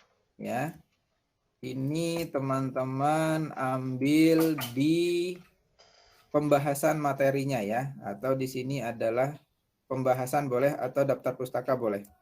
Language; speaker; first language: Indonesian; native; Indonesian